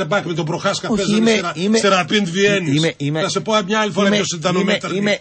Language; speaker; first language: Greek; native; Greek